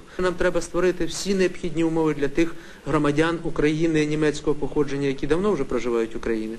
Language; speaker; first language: Ukrainian; native; Ukrainian